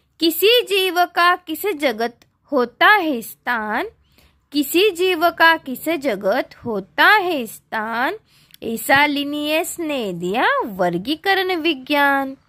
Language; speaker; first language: Hindi; non-native, local second language; Marathi